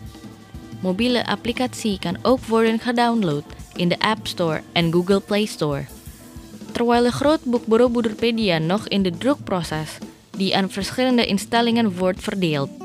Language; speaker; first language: Dutch; non-native, learner; Indonesian